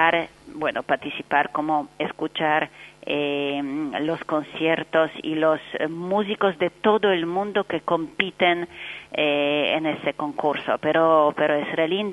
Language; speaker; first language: Spanish; non-native, fluent; Polish